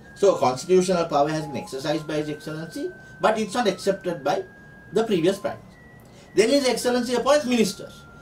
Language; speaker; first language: English; non-native, local second language; Sinhala